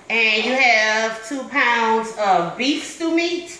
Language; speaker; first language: English; native; English